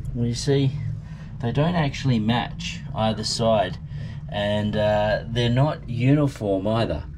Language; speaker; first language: English; native; English